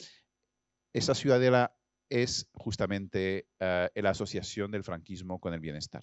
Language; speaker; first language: Spanish; non-native, fluent; French